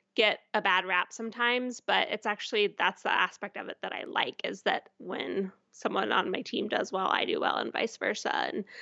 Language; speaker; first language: English; native; English